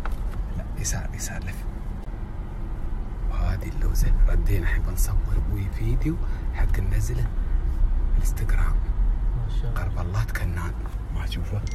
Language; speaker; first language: Arabic; native; Arabic